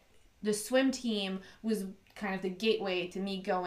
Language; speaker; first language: English; non-native, fluent; French